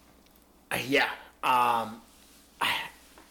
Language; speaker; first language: English; native; English